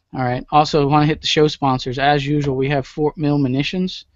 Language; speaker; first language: English; native; English